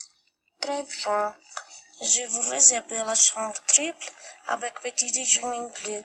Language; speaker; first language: French; non-native, learner; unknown